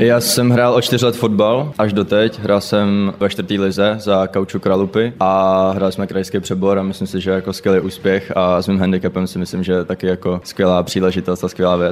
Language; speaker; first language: Czech; native; Czech